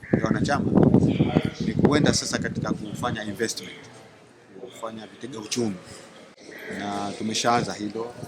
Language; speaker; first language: Swahili; native; Swahili